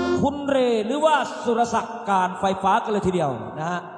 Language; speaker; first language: Thai; native; Thai